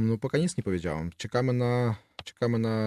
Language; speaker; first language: Polish; non-native, learner; Russian